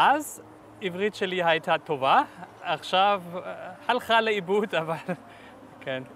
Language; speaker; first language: Hebrew; non-native, fluent; German